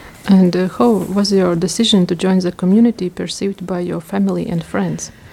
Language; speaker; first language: English; non-native, fluent; Latvian